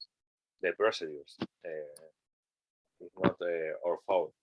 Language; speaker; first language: English; non-native, learner; Spanish